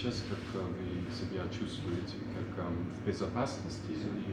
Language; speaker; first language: Russian; non-native, fluent; English